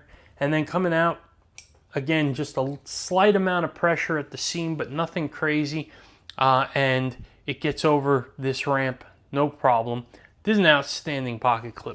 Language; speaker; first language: English; native; English